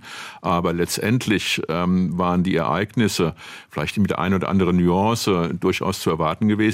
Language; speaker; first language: German; native; German